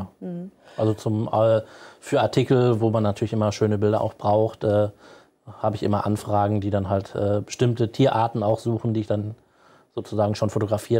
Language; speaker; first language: German; native; German